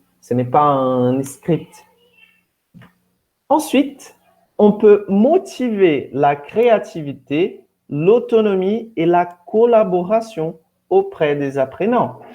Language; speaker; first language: French; non-native, fluent; Portuguese